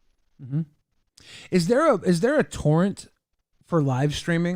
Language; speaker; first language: English; native; English